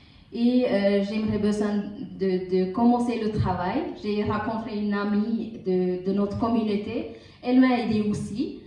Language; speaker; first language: French; non-native, learner; Tamil